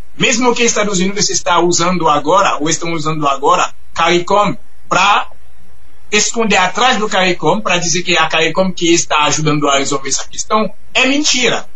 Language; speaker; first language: Portuguese; non-native, fluent; Haitian Creole